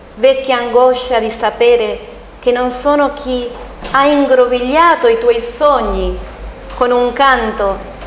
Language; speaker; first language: Italian; early bilingual, other home language; Spanish